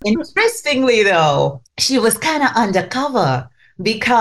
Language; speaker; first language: English; non-native, local second language; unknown